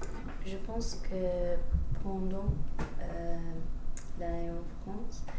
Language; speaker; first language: French; non-native, fluent; English